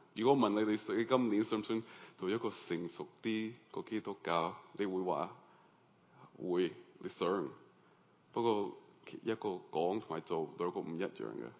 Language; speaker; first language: Cantonese; early bilingual, heritage; Cantonese